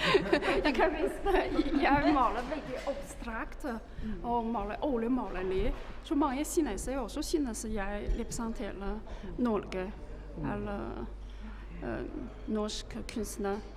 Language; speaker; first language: Norwegian; non-native, learner; Chinese